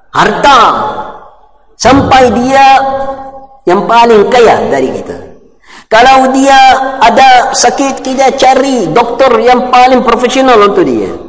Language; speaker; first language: Malay; non-native, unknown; Arabic